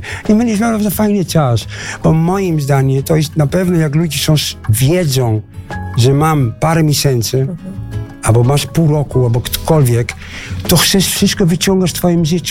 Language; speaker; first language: Polish; non-native, fluent; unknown